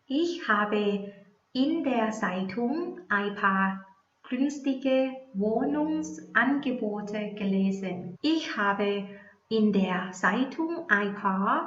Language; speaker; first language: German; non-native, learner; Thai